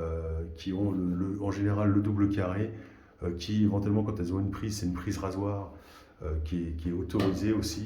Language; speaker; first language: French; native; French